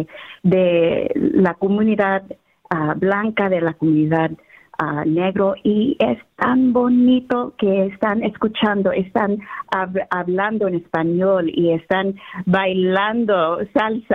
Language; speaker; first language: Spanish; early bilingual, heritage; Spanish